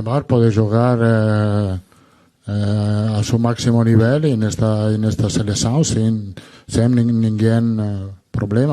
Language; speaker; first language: Spanish; non-native, fluent; Italian